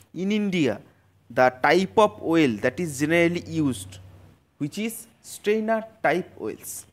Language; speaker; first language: English; non-native, local second language; Bangla